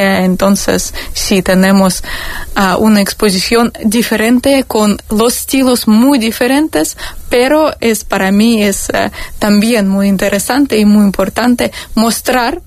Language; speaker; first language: Spanish; non-native, fluent; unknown